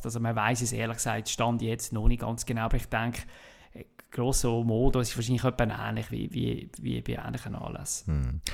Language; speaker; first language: German; native; German